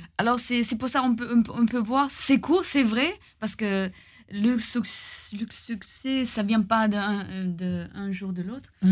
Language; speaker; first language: French; non-native, fluent; German